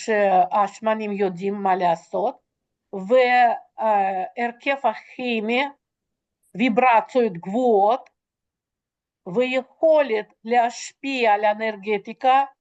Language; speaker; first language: Hebrew; non-native, fluent; Russian